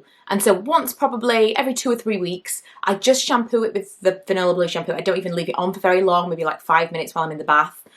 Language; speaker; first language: English; native; English